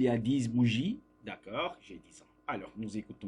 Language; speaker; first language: French; non-native, fluent; Turkish